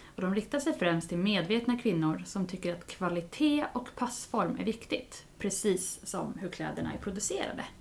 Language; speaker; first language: Swedish; native; Swedish